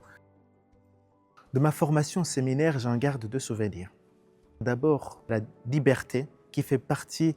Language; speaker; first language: French; non-native, local second language; Kinyarwanda